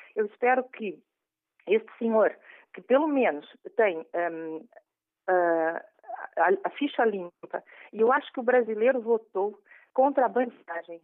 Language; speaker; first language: Portuguese; native; Portuguese